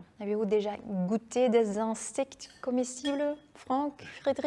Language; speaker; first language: French; non-native, local second language; Dutch